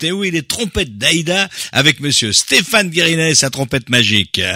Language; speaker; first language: French; native; French